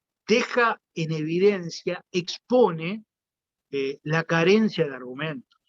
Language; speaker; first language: Spanish; native; Spanish